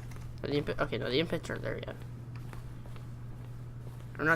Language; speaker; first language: English; native; English